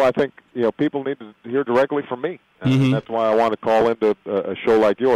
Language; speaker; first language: English; native; English